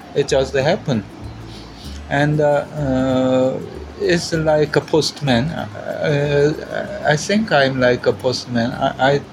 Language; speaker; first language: English; non-native, learner; Korean